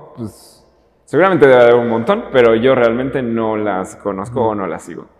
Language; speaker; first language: Spanish; native; Spanish